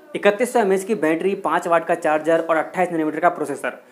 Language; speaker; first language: Hindi; native; Hindi